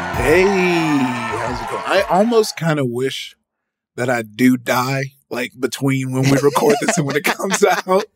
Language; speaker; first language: English; early bilingual, other home language; Yoruba